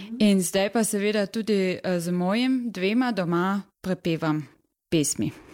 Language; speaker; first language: Slovenian; native; Slovenian